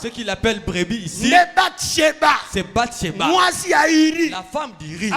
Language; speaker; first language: French; non-native, local second language; Lingala